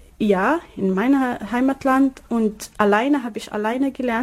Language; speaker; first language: German; non-native, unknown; Arabic